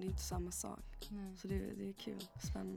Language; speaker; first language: Swedish; early bilingual, other home language; English